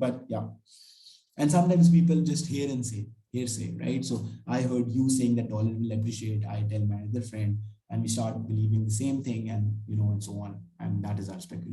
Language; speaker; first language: English; non-native, local second language; Urdu